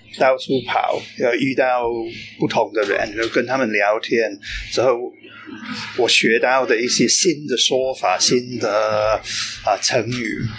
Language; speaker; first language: Chinese; non-native, fluent; English